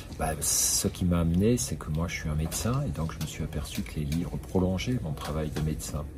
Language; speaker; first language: French; native; French